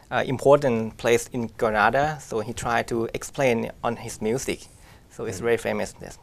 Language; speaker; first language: English; non-native, fluent; Thai